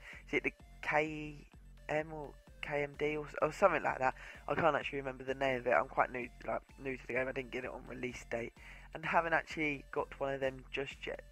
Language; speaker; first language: English; native; English